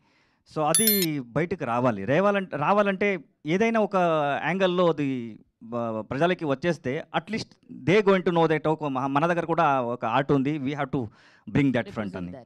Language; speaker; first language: Telugu; non-native, learner; Kannada